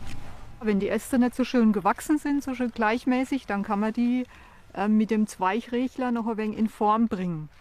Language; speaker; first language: German; native; German